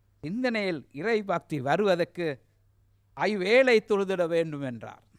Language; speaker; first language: Tamil; non-native, local second language; Sinhala